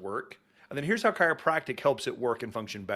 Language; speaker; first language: English; native; English